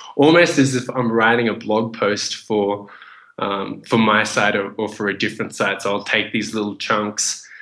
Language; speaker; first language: English; native; English